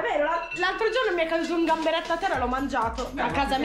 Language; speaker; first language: Italian; native; Italian